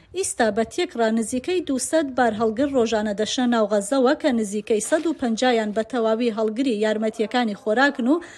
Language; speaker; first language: Central Kurdish; native; Central Kurdish